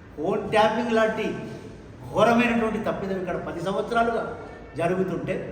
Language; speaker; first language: Telugu; non-native, local second language; Lambadi